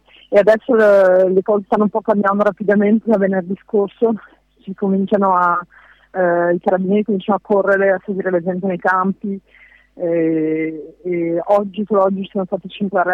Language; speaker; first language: Italian; non-native, fluent; French